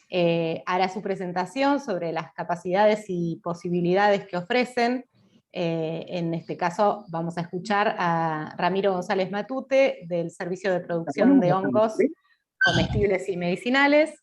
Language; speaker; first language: Spanish; native; Spanish